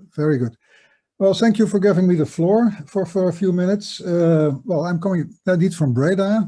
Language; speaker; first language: English; non-native, fluent; Dutch